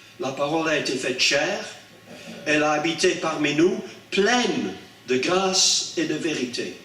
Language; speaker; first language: French; non-native, fluent; English